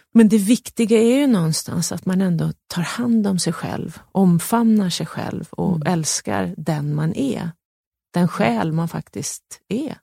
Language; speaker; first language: Swedish; native; Swedish